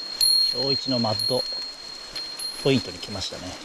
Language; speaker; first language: Japanese; native; Japanese